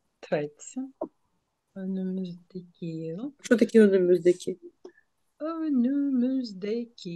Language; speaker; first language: Turkish; non-native, fluent; Ukrainian